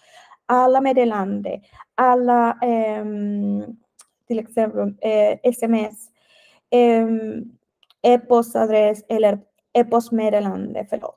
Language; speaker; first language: Swedish; non-native, fluent; Spanish